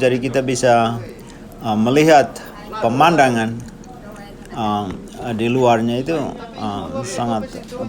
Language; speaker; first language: Indonesian; non-native, local second language; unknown